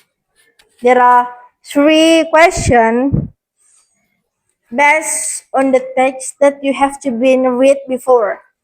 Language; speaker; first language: English; non-native, learner; Indonesian